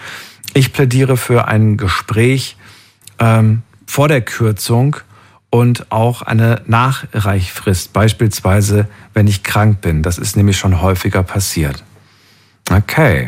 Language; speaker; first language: German; native; German